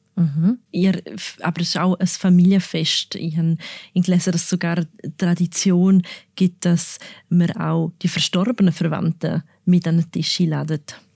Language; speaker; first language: German; native; German